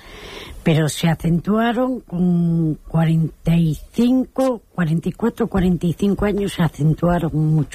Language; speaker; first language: Spanish; native; Spanish